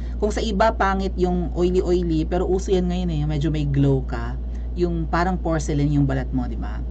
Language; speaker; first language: Filipino; non-native, local second language; Cebuano